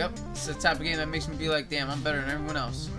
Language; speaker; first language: English; native; English